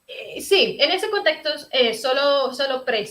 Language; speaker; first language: Spanish; early bilingual, heritage; Spanish